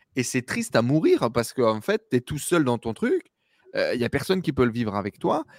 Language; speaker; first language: French; native; French